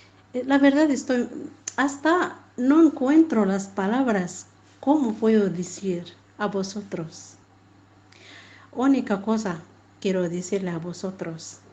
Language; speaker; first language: Spanish; non-native, fluent; Arabic